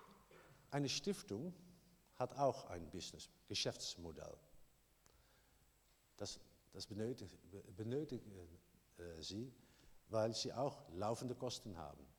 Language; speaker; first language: German; non-native, learner; Dutch